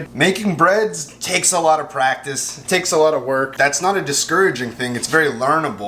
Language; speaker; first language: English; native; English